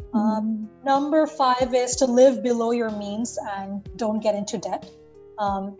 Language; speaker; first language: English; non-native, local second language; Bangla